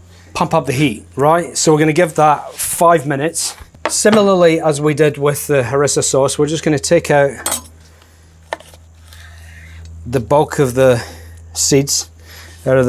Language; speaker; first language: English; native; English